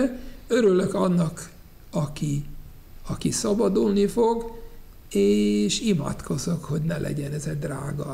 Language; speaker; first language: Hungarian; non-native, fluent; English